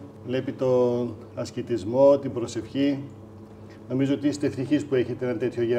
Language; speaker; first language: Greek; native; Greek